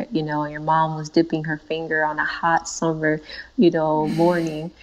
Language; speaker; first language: English; native; English